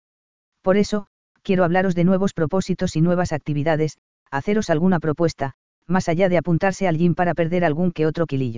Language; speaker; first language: Spanish; native; Spanish